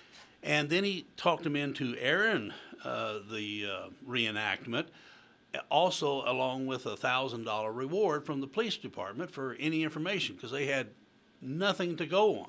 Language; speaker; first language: English; native; English